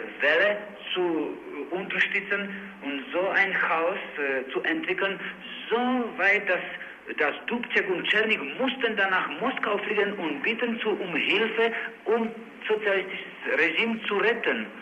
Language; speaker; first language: German; non-native, learner; Czech